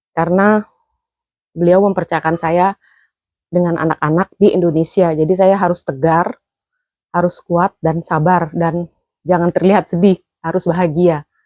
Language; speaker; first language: Indonesian; native; Indonesian